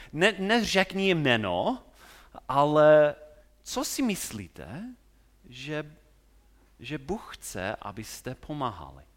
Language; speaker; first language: Czech; non-native, fluent; English